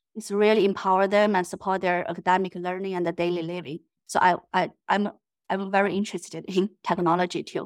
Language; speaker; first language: English; non-native, fluent; Chinese